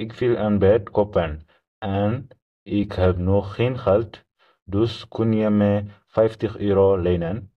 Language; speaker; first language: Dutch; non-native, learner; Tigrinya